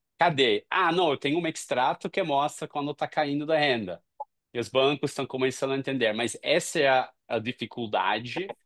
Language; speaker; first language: Portuguese; non-native, fluent; English